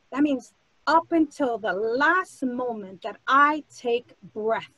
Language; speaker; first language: English; early bilingual, other home language; Spanish